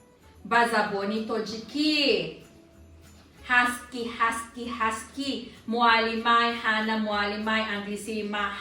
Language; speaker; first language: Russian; non-native, learner; Filipino